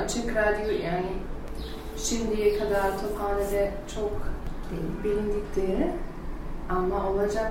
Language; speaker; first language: Turkish; non-native, learner; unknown